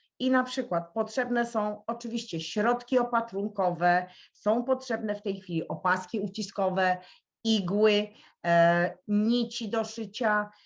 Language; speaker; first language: Polish; native; Polish